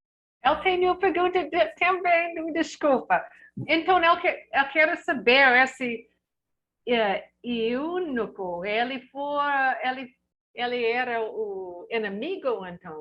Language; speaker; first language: Portuguese; non-native, learner; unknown